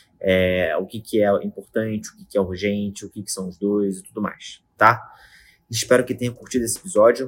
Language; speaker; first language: Portuguese; native; Portuguese